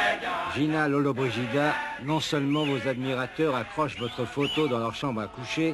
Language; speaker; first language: French; native; French